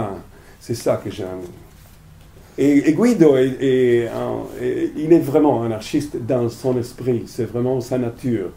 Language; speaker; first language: French; non-native, fluent; Italian